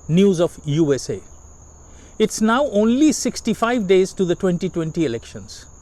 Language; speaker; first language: English; non-native, local second language; Hindi